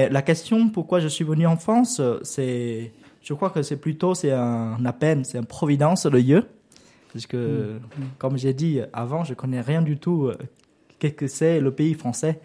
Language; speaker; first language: French; non-native, learner; Vietnamese